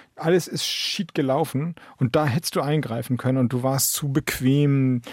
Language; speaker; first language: German; native; German